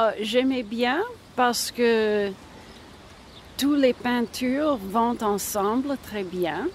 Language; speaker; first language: French; non-native, learner; English